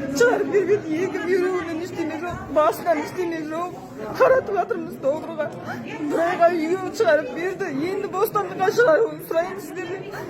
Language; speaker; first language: Kazakh; early bilingual, heritage; Kazakh